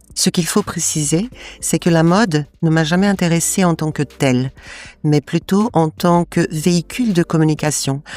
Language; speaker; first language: French; non-native, fluent; Portuguese